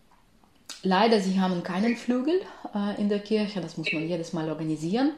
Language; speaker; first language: German; non-native, fluent; Ukrainian